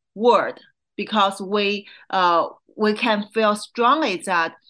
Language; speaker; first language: English; non-native, fluent; Chinese